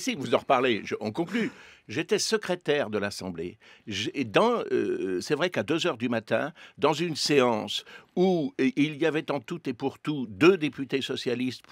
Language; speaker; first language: French; native; French